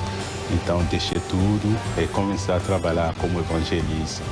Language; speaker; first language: Portuguese; non-native, fluent; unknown